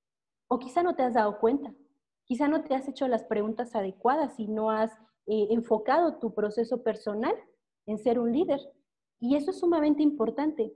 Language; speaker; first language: Spanish; native; Spanish